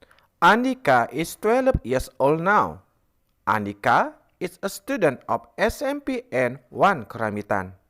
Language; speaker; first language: English; non-native, fluent; Indonesian